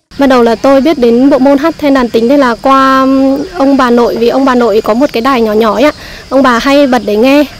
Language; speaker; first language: Vietnamese; non-native, local second language; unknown